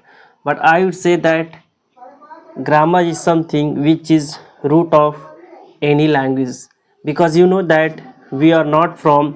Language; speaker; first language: English; non-native, local second language; Hindi